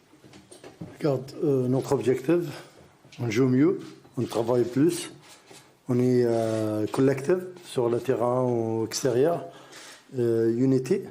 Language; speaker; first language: French; non-native, learner; Arabic